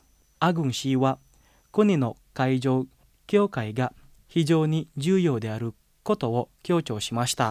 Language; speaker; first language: Japanese; non-native, fluent; Indonesian